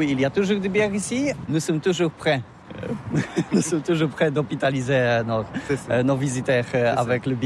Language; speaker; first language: French; non-native, learner; Polish